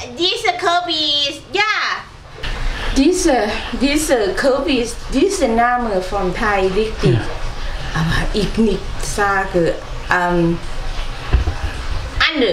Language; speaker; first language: German; non-native, learner; Thai